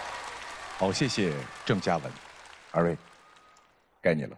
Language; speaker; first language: Chinese; native; Chinese